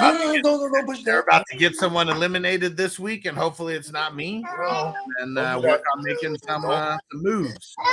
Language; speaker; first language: English; native; English